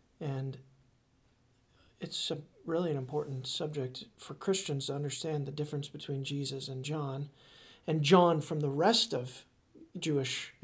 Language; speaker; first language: English; native; English